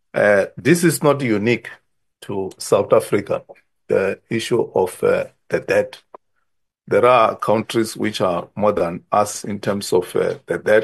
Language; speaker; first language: English; non-native, local second language; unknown